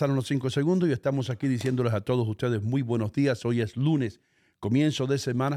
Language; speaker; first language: Spanish; native; Spanish